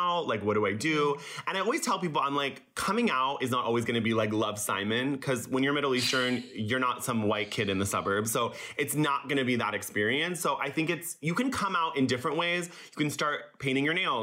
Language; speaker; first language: English; early bilingual, other home language; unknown